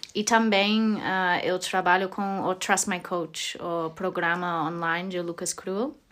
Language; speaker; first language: Portuguese; non-native, learner; English